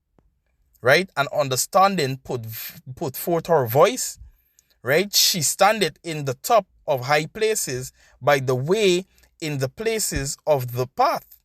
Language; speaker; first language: English; native; English